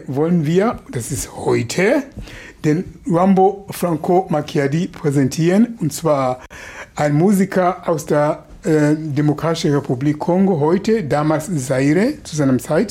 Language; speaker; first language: German; non-native, fluent; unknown